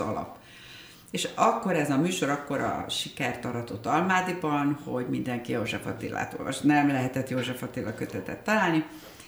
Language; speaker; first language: Hungarian; native; Hungarian